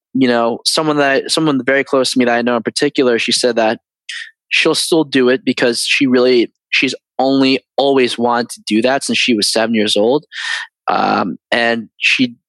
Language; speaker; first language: English; early bilingual, other home language; Filipino